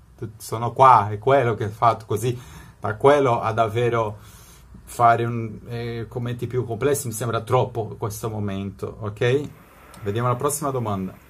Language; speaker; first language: Italian; non-native, fluent; Spanish